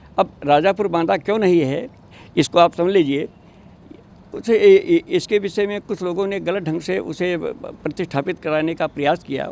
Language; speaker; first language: Hindi; native; Hindi